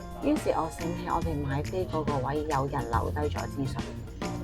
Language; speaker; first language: Cantonese; native; Cantonese